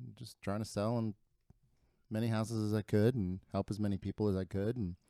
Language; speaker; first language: English; early bilingual, other home language; Spanish